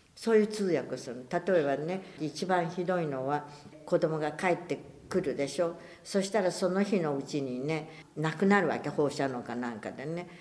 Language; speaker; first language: Japanese; native; Japanese